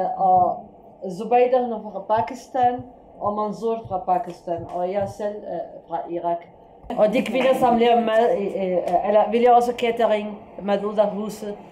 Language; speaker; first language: Danish; non-native, fluent; Arabic